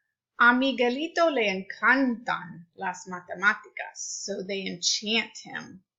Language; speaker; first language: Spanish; non-native, fluent; English